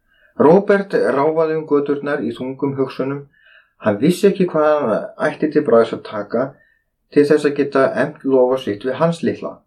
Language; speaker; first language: Icelandic; native; Icelandic